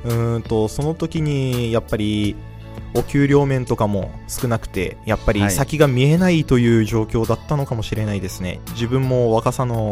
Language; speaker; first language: Japanese; early bilingual, other home language; Portuguese